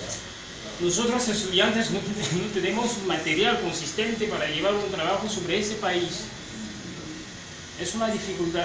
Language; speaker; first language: Spanish; non-native, fluent; French